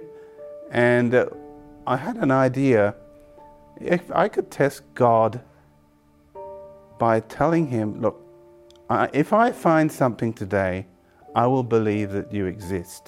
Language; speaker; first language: English; native; English